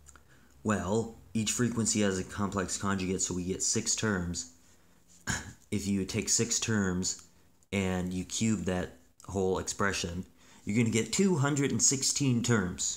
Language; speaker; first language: English; native; English